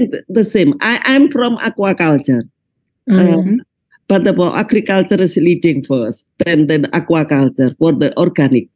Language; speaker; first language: English; non-native, learner; Indonesian